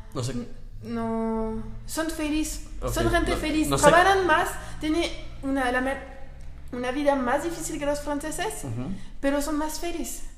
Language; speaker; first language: Spanish; non-native, fluent; French